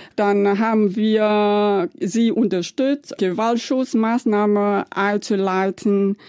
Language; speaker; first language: German; non-native, fluent; Vietnamese